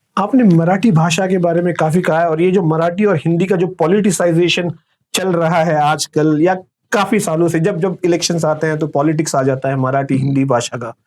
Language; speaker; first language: Hindi; native; Hindi